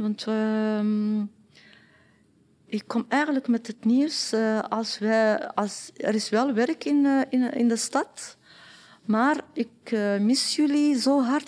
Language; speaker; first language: Dutch; non-native, learner; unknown